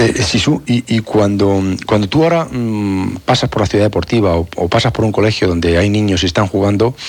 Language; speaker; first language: Spanish; native; Spanish